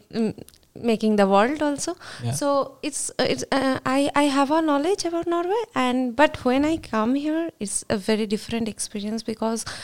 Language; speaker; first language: English; non-native, local second language; Bangla